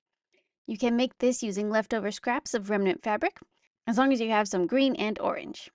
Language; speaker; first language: English; native; English